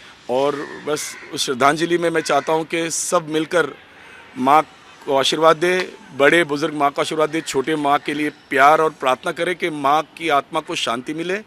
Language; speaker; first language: Hindi; native; Hindi